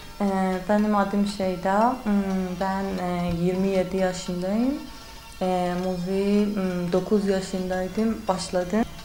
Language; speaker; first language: Turkish; non-native, learner; Persian